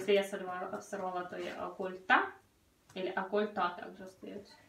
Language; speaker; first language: Russian; native; Russian